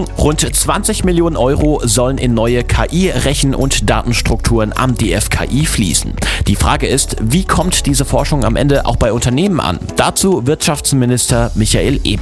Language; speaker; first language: German; native; German